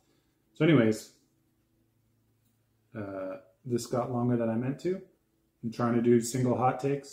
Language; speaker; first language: English; native; English